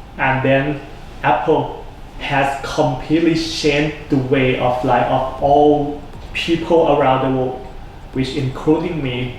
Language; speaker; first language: English; non-native, fluent; Thai